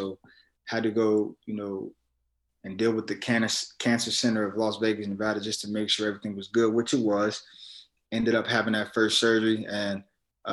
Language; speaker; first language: English; native; English